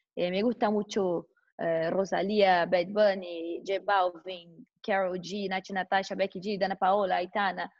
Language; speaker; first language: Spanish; non-native, learner; Portuguese